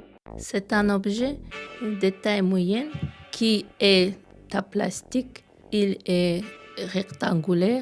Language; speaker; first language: French; non-native, learner; Albanian